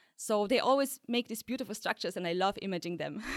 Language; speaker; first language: English; early bilingual, other home language; Polish